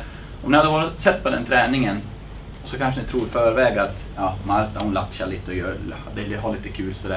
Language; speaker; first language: Swedish; native; Swedish